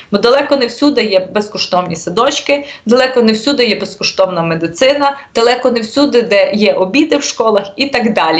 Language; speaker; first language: Ukrainian; native; Ukrainian